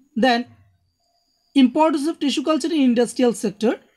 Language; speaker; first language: English; non-native, local second language; Bangla